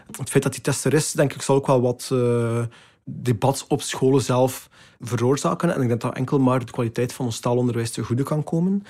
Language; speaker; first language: Dutch; native; Dutch